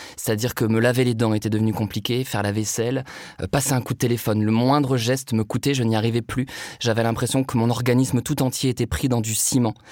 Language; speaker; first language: French; native; French